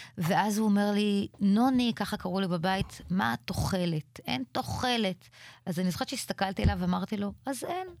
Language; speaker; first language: Hebrew; native; Hebrew